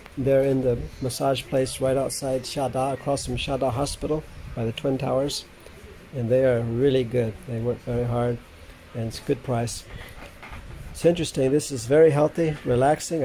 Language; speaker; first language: English; native; English